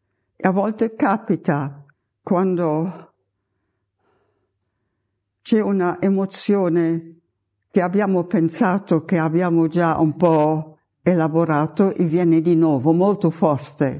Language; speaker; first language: Italian; non-native, fluent; German